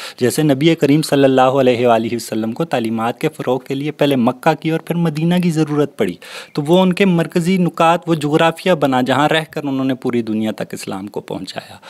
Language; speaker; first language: Urdu; non-native, local second language; Northern Hindko